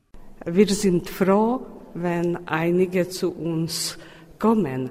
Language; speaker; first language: German; non-native, learner; Czech